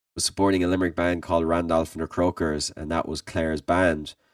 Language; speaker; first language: English; native; English